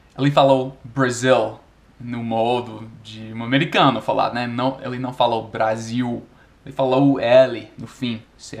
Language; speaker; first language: Portuguese; non-native, fluent; English